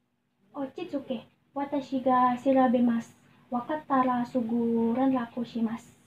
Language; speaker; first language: Japanese; non-native, learner; Indonesian